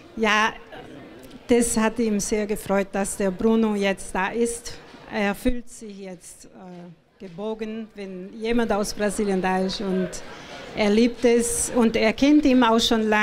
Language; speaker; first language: German; non-native, fluent; Portuguese